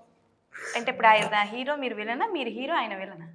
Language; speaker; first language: Telugu; native; Telugu